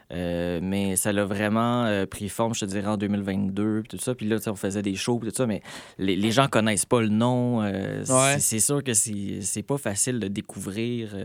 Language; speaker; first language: French; native; French